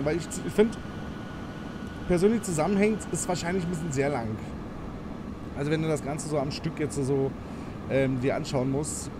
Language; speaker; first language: German; native; German